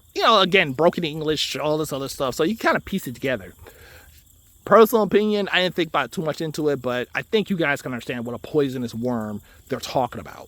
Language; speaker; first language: English; native; English